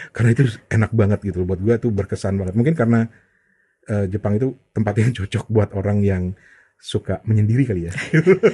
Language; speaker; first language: Indonesian; native; Indonesian